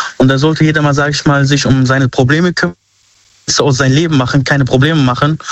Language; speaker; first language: German; non-native, fluent; Arabic